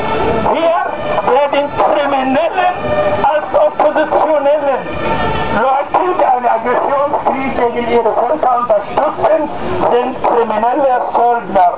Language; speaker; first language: German; non-native, fluent; Arabic